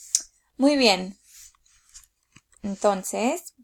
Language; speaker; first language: Spanish; early bilingual, heritage; Spanish